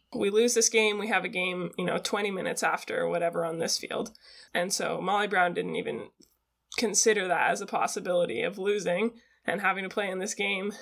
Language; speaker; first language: English; native; English